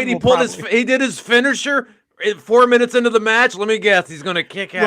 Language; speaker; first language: English; native; English